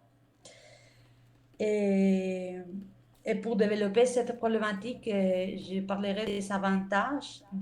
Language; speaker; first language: French; non-native, learner; Spanish